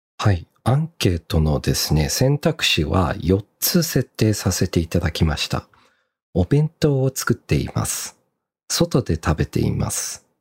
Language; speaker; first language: Japanese; early bilingual, heritage; Japanese